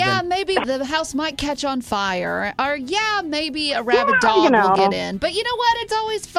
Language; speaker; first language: English; native; English